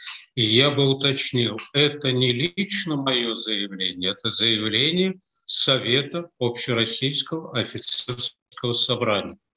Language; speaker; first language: Russian; native; Russian